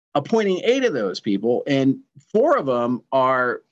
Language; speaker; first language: English; native; English